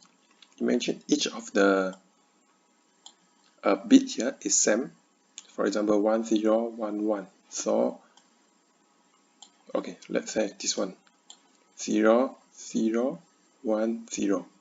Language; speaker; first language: English; non-native, learner; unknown